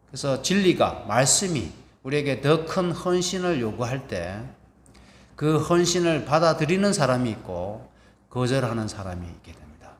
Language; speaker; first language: Korean; native; Korean